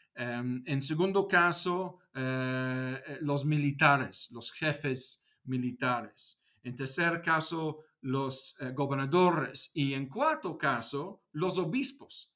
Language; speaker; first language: Spanish; non-native, fluent; English